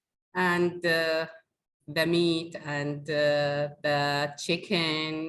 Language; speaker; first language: English; non-native, learner; Arabic